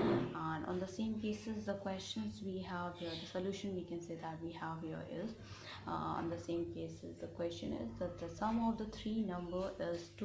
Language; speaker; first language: English; non-native, local second language; Hindi